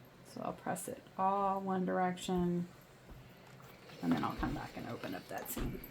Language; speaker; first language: English; native; English